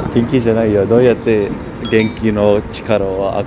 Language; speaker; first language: Japanese; non-native, learner; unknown